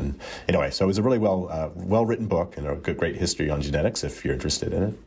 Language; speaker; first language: English; native; English